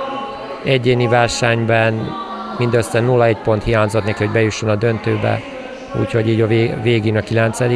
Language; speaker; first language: Hungarian; native; Hungarian